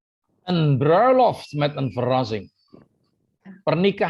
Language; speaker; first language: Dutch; non-native, fluent; Indonesian